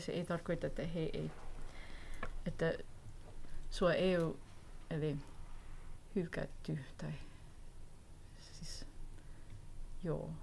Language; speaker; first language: Finnish; non-native, learner; English